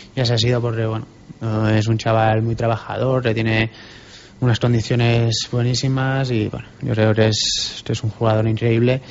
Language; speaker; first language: Spanish; native; Spanish